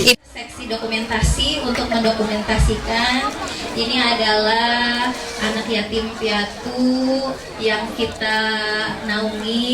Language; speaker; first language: Indonesian; native; Indonesian